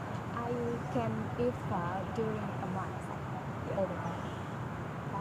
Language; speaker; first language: English; non-native, learner; Vietnamese